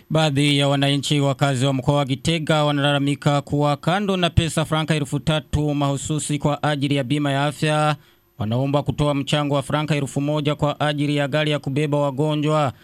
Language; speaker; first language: Swahili; non-native, local second language; Rundi